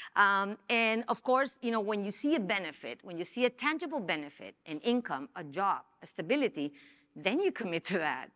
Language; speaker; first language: English; non-native, fluent; Spanish